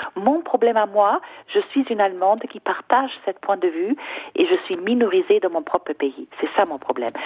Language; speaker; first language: French; non-native, fluent; German